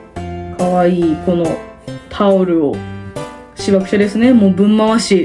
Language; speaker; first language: Japanese; native; Japanese